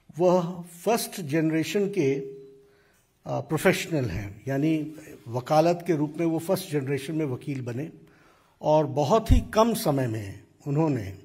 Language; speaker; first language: Hindi; native; Hindi